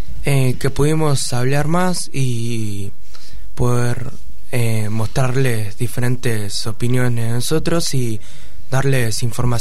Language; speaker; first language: Spanish; early bilingual, other home language; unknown